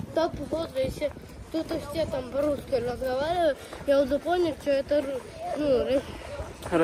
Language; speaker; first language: Russian; native; Russian